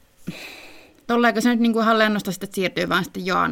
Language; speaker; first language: Finnish; native; Finnish